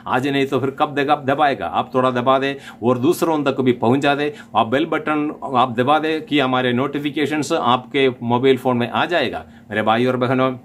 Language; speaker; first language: Hindi; non-native, local second language; Malayalam